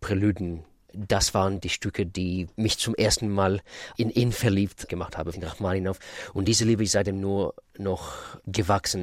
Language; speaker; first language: German; non-native, fluent; Russian